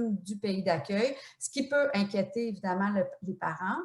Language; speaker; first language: French; native; French